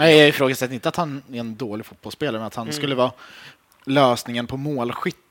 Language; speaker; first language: Swedish; native; Swedish